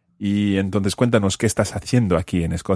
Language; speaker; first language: Spanish; non-native, fluent; English